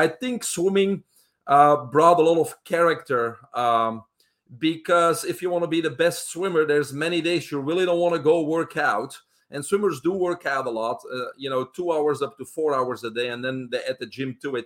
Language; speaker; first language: English; non-native, fluent; Dutch